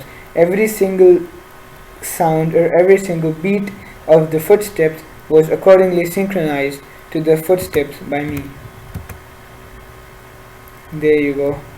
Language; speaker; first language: English; non-native, local second language; Urdu